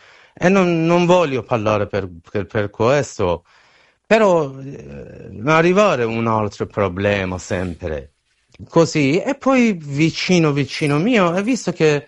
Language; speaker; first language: Italian; non-native, learner; Persian